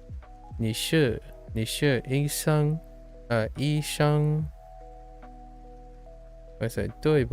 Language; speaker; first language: Chinese; non-native, learner; English